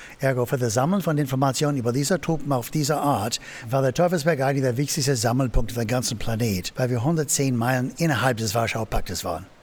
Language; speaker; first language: German; non-native, fluent; English